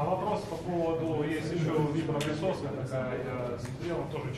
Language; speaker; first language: Russian; native; Russian